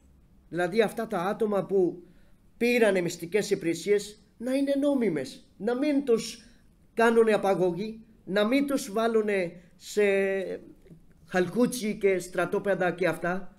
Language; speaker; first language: Greek; non-native, fluent; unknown